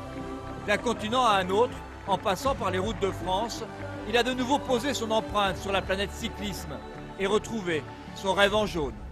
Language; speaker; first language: French; native; French